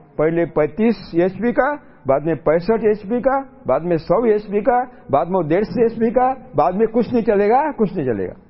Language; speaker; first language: Hindi; non-native, local second language; Marathi